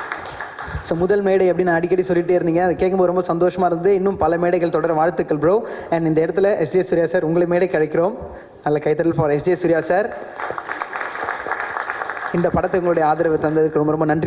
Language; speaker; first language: Tamil; native; Tamil